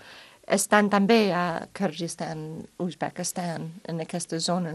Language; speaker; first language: Catalan; non-native, fluent; English